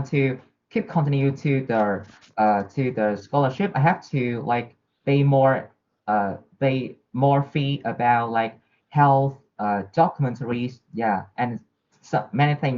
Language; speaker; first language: English; non-native, learner; Vietnamese